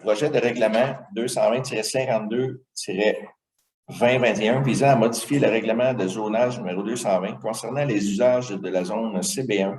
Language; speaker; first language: French; native; French